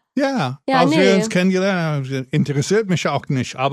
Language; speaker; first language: German; non-native, fluent; English